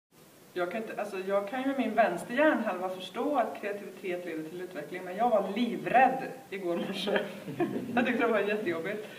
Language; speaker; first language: Swedish; native; Swedish